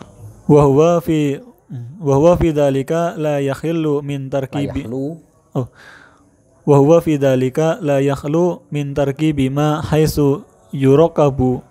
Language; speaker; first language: Arabic; non-native, learner; Indonesian